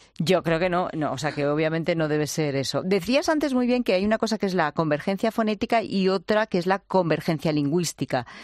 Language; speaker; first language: Spanish; native; Spanish